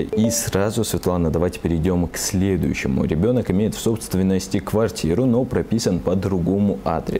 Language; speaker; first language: Russian; native; Russian